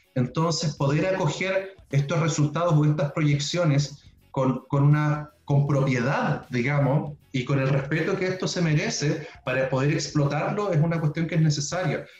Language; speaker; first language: Spanish; native; Spanish